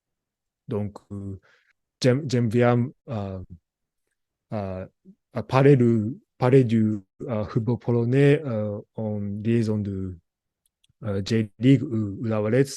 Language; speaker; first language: French; non-native, learner; Japanese